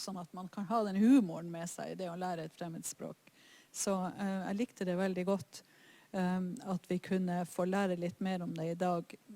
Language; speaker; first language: Norwegian; native; Norwegian